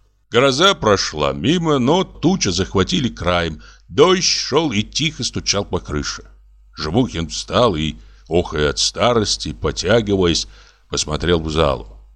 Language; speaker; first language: Russian; native; Russian